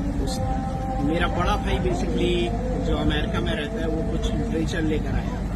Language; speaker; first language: Urdu; native; Urdu